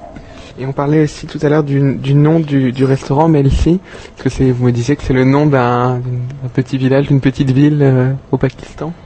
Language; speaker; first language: French; native; French